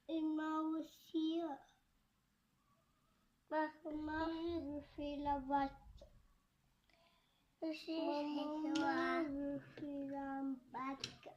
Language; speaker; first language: French; native; French